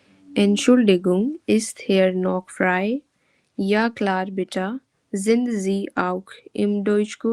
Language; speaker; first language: German; non-native, fluent; Hindi